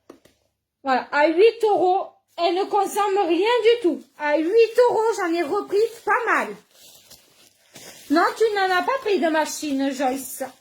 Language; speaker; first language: French; native; French